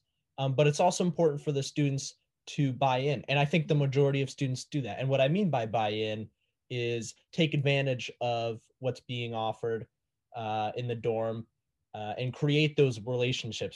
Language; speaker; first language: English; native; English